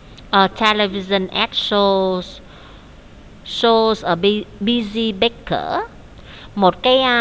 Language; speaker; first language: English; non-native, fluent; Vietnamese